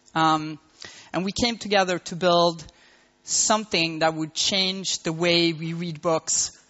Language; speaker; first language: English; non-native, fluent; Swedish